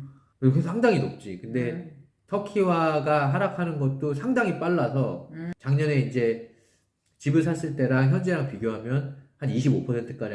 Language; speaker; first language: Korean; native; Korean